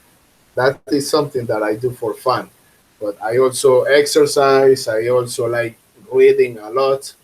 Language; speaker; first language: English; non-native, fluent; Spanish